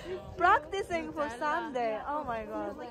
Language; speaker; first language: English; non-native, learner; Japanese